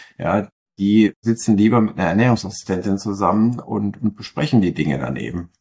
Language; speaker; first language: German; native; German